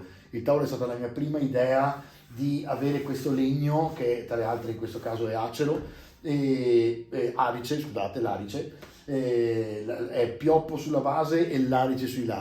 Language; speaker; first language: Italian; native; Italian